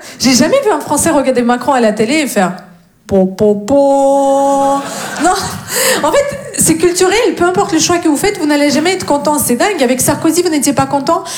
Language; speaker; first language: French; non-native, fluent; Russian